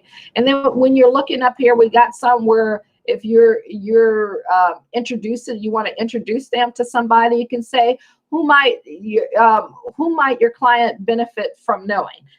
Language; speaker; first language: English; native; English